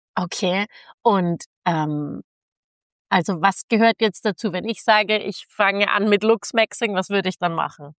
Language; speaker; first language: German; native; German